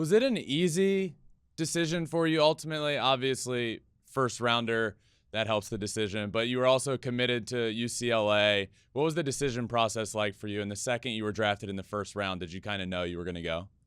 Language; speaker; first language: English; native; English